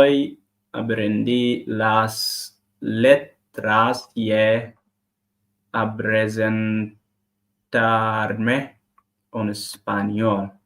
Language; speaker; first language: Spanish; non-native, learner; Arabic